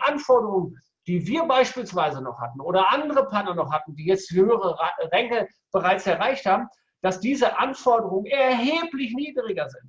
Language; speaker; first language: German; native; German